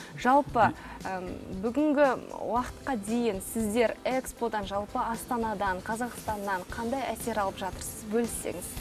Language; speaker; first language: Kazakh; native; Kazakh